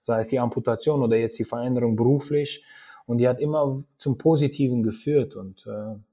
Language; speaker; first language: German; early bilingual, other home language; Russian